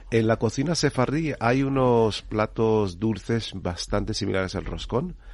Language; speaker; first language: Spanish; non-native, fluent; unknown